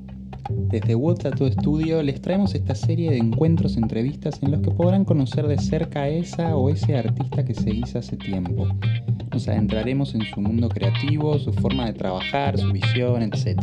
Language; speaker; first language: Spanish; native; Spanish